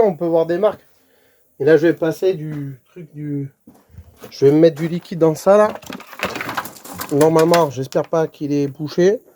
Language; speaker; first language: French; native; French